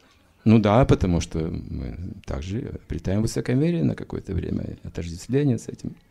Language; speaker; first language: Russian; native; Russian